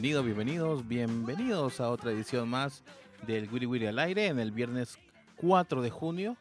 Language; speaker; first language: Spanish; native; Spanish